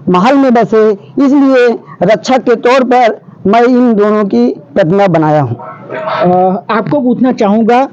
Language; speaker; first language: Hindi; native; Hindi